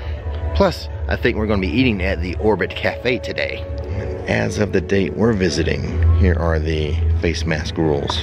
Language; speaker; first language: English; native; English